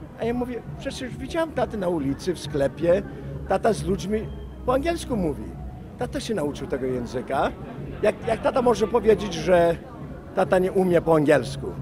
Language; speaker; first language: Polish; early bilingual, heritage; Polish